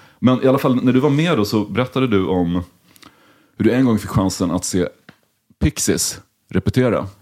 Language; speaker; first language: Swedish; native; Swedish